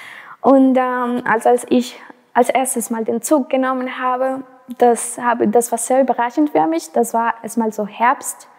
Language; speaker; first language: German; non-native, fluent; Spanish